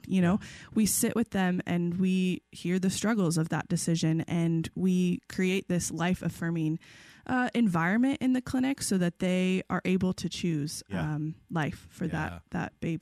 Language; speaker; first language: English; native; English